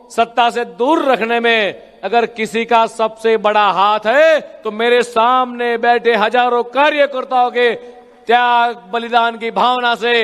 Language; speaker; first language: Hindi; non-native, local second language; Gujarati